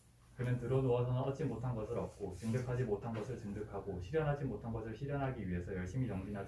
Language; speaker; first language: Korean; native; Korean